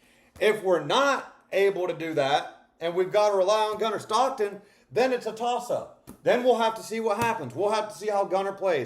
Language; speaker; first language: English; native; English